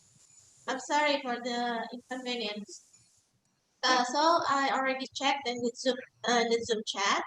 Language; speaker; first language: English; non-native, fluent; Indonesian